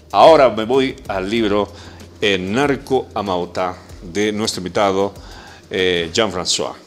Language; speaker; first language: Spanish; native; Spanish